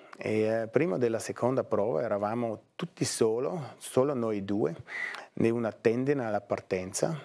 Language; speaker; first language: Italian; non-native, fluent; German